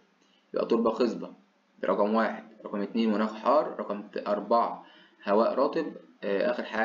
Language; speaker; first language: Arabic; native; Arabic